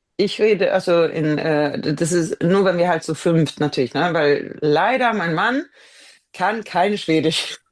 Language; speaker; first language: German; non-native, fluent; Swedish